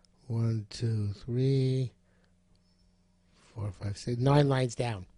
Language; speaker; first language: English; native; English